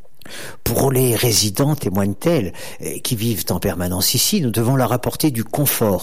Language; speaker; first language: French; native; French